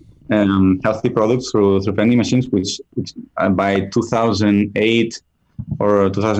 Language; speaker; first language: English; non-native, fluent; Spanish